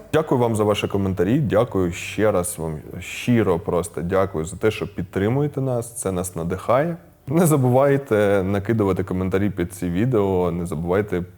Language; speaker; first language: Ukrainian; non-native, local second language; Russian